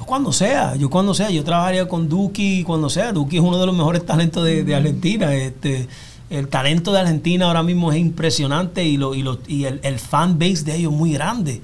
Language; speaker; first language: Spanish; early bilingual, heritage; Spanish